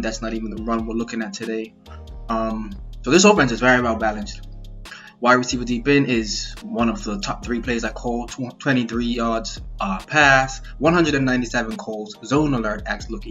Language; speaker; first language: English; native; English